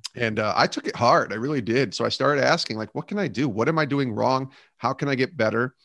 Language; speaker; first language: English; native; English